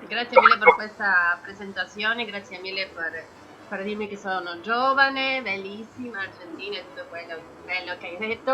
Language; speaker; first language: Italian; non-native, learner; Spanish